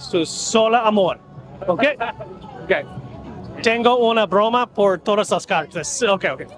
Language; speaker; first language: Spanish; non-native, learner; English